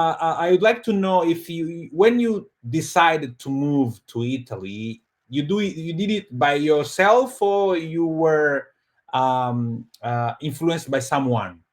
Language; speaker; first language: English; non-native, fluent; Portuguese